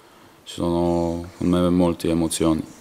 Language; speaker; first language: Italian; non-native, learner; Polish